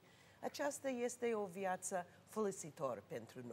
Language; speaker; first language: Romanian; non-native, learner; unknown